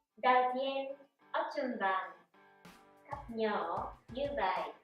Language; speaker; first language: Vietnamese; non-native, learner; Japanese